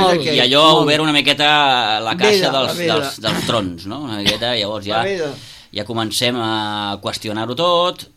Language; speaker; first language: Catalan; native; Catalan